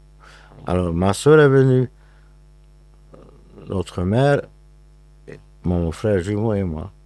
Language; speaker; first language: French; non-native, fluent; Hungarian